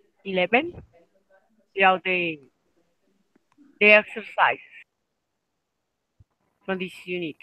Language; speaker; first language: English; non-native, fluent; Spanish